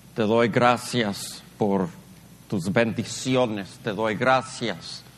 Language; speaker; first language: Spanish; early bilingual, heritage; Spanish